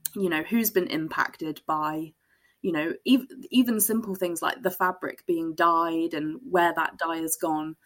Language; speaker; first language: English; native; English